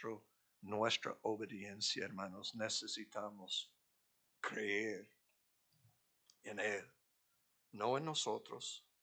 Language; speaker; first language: Spanish; non-native, fluent; English